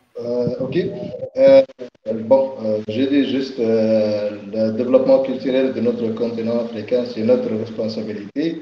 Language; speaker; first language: French; non-native, learner; Arabic